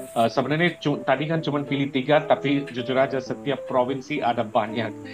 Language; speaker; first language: Indonesian; non-native, fluent; Hindi